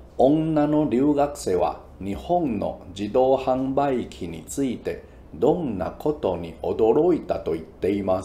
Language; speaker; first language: Japanese; non-native, fluent; Chinese